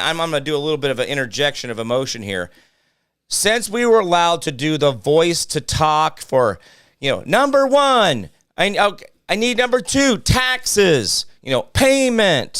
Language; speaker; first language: English; native; English